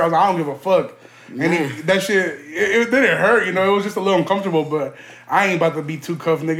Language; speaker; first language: English; early bilingual, other home language; Spanish